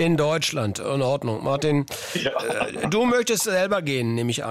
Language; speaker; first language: German; native; German